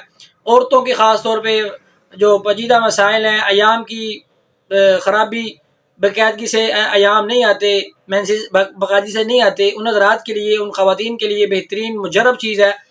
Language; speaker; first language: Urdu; non-native, local second language; Punjabi